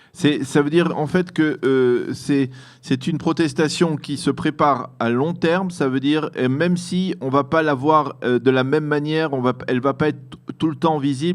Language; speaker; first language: French; native; French